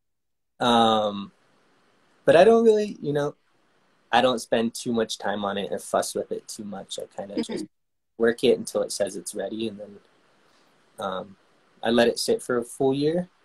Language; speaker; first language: English; native; English